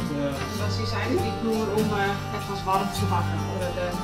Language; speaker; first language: German; non-native, learner; Dutch